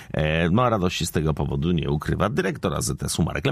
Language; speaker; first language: Polish; native; Polish